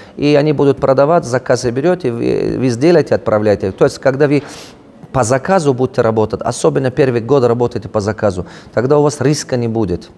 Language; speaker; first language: Russian; non-native, local second language; Tajik